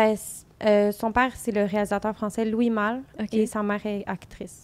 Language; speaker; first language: French; native; French